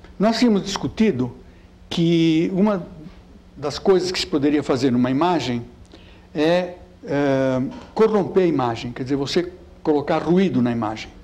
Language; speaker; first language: Portuguese; early bilingual, other home language; Italian